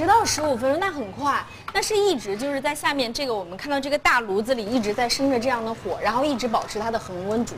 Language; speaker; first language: Chinese; native; Chinese